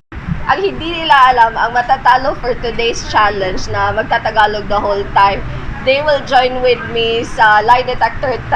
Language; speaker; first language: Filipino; non-native, local second language; Cebuano